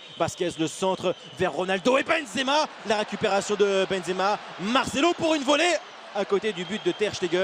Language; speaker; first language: French; native; French